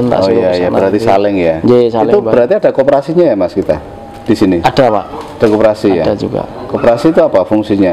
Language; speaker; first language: Indonesian; native; Indonesian